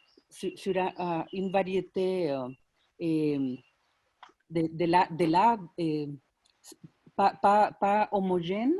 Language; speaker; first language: French; non-native, fluent; Spanish